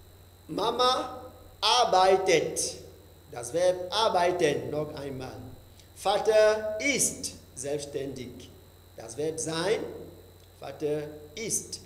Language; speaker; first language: German; non-native, fluent; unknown